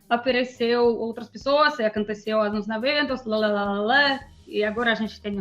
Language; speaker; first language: Portuguese; non-native, fluent; Russian